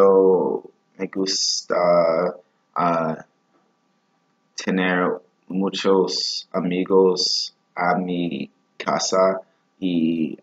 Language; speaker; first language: Spanish; non-native, learner; English